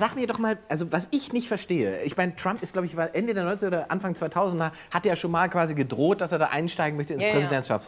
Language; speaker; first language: German; native; German